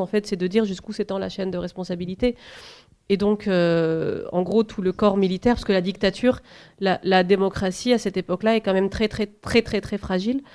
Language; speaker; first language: French; native; French